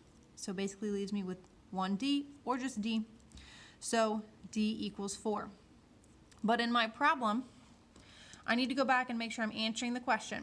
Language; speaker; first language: English; native; English